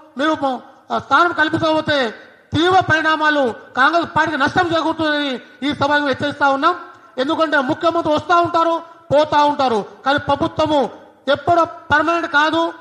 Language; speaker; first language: Telugu; non-native, local second language; Lambadi